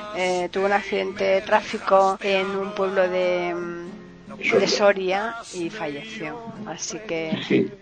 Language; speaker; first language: Spanish; native; Spanish